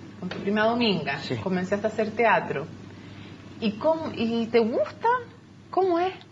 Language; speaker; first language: Spanish; native; Spanish